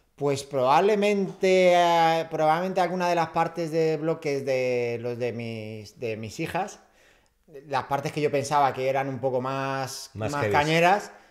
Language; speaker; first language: Spanish; native; Spanish